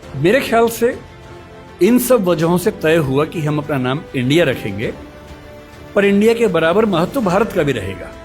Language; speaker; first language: Hindi; native; Hindi